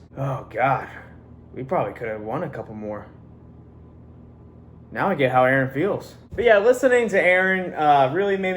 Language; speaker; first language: English; native; English